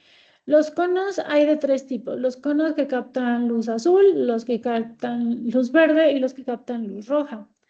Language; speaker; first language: Spanish; native; Spanish